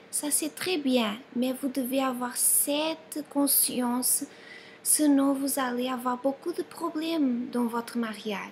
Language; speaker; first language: French; non-native, fluent; Portuguese